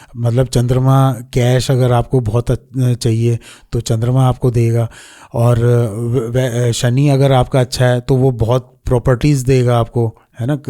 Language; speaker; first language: Hindi; native; Hindi